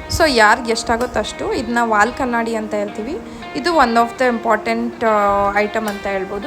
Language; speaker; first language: Kannada; non-native, local second language; Malayalam